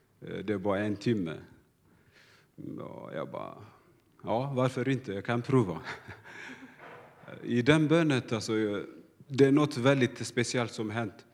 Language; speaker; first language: Swedish; non-native, learner; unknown